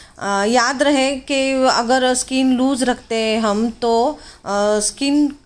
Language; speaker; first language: Hindi; non-native, local second language; Marathi